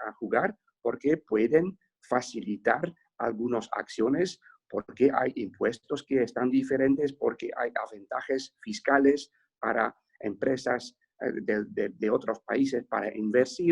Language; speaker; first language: Spanish; non-native, fluent; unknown